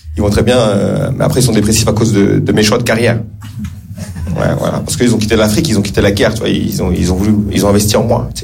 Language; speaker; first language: French; early bilingual, other home language; Kinyarwanda